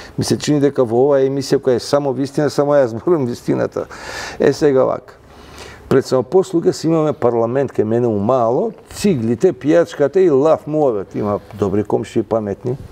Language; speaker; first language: Macedonian; non-native, local second language; Albanian